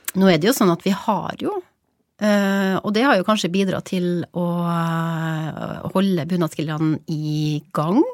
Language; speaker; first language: Norwegian; native; Norwegian